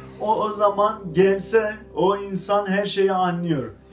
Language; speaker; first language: Turkish; non-native, fluent; Azerbaijani